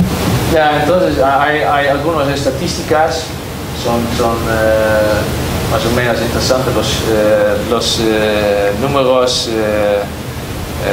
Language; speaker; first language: Spanish; non-native, learner; Dutch